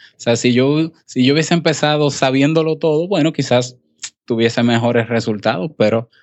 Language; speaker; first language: Spanish; native; Spanish